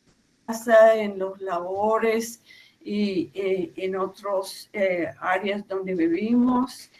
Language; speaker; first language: Spanish; non-native, fluent; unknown